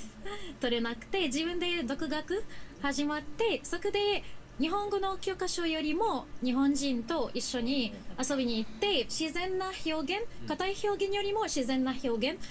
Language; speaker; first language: Japanese; non-native, learner; Arabic